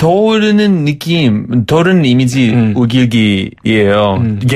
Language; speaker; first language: Korean; non-native, fluent; Greek